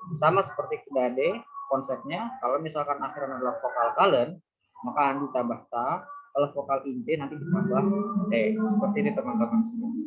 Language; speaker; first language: Indonesian; native; Indonesian